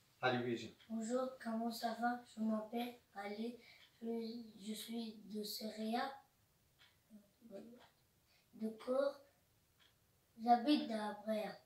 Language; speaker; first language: French; non-native, learner; Kurdish